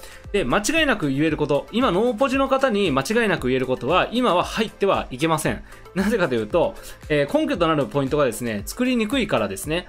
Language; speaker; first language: Japanese; native; Japanese